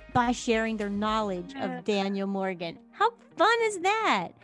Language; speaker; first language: English; native; English